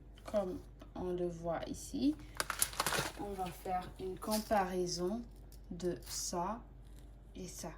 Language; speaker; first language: French; non-native, local second language; Malagasy